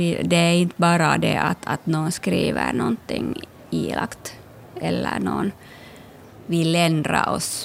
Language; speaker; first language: Swedish; non-native, local second language; Finnish